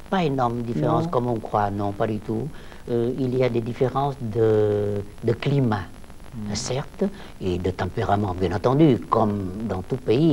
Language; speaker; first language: French; non-native, local second language; Vietnamese